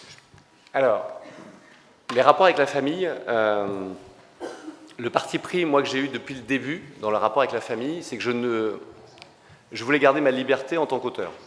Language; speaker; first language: French; native; French